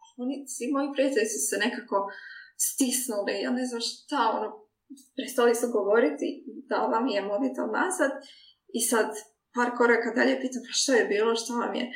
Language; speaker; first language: Croatian; native; Croatian